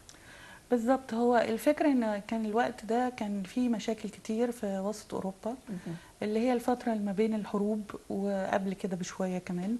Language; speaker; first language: Arabic; native; Arabic